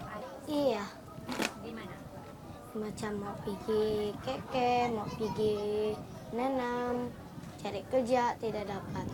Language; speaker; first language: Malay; non-native, local second language; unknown